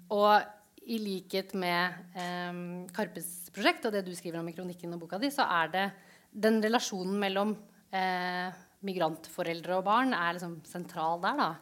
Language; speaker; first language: Norwegian; early bilingual, other home language; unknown